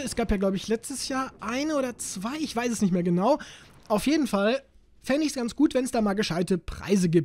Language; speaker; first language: German; native; German